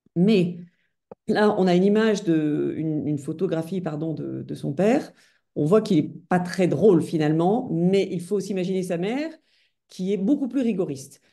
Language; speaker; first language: French; native; French